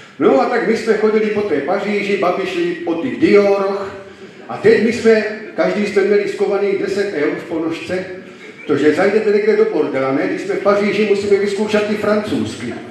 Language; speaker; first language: Czech; native; Czech